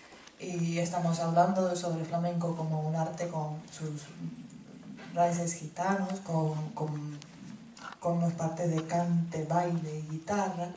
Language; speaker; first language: Spanish; non-native, fluent; Finnish